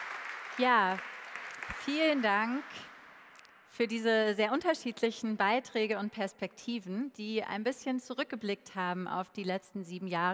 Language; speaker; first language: German; native; German